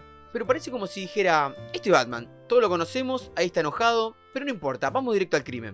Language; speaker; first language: Spanish; native; Spanish